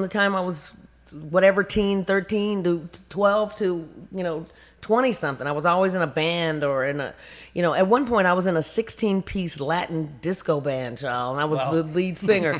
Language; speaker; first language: English; native; English